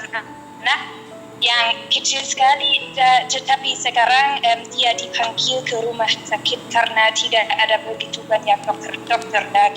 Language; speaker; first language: Indonesian; non-native, fluent; German